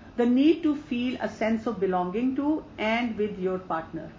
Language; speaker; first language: English; non-native, local second language; Urdu